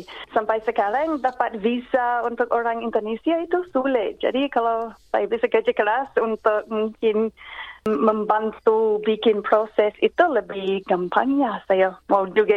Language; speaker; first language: Indonesian; non-native, fluent; English